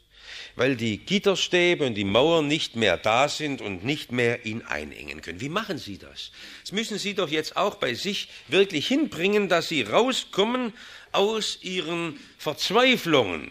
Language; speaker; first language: German; native; German